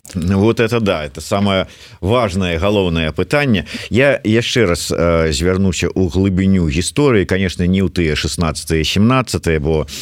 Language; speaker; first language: Belarusian; native; Belarusian